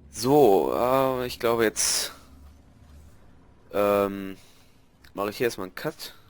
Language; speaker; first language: German; native; German